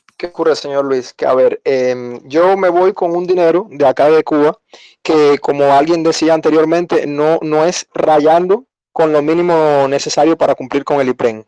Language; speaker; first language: Spanish; native; Spanish